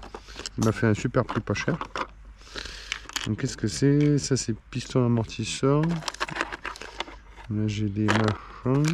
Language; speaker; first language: French; native; French